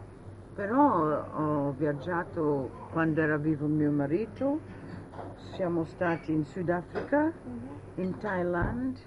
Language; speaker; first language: Italian; early bilingual, heritage; Italian